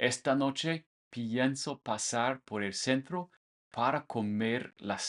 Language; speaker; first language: Spanish; non-native, fluent; English